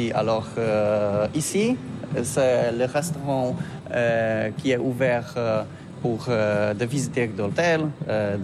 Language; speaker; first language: French; non-native, learner; Polish